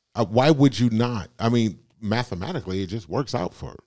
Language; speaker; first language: English; native; English